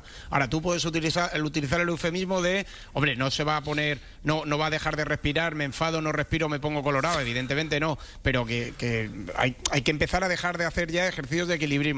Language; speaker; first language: Spanish; native; Spanish